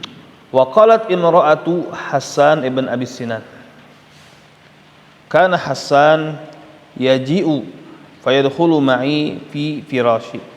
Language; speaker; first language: Arabic; non-native, fluent; Indonesian